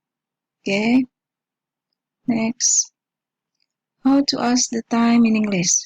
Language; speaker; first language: English; non-native, fluent; Indonesian